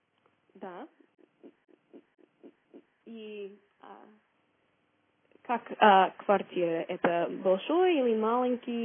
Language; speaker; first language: Russian; non-native, learner; English